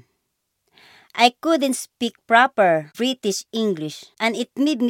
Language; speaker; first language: English; non-native, local second language; Cebuano